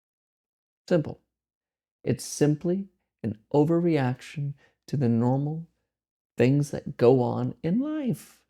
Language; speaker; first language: English; native; English